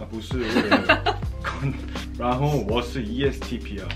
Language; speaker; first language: Chinese; non-native, learner; Korean